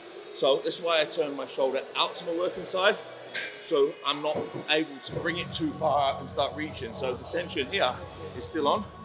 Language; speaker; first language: English; native; English